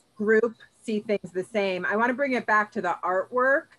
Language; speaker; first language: English; native; English